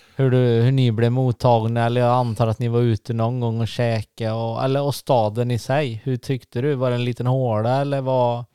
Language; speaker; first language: Swedish; native; Swedish